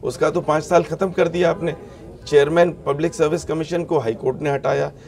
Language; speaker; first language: Hindi; native; Hindi